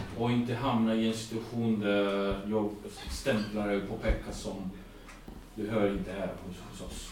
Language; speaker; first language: Swedish; non-native, fluent; English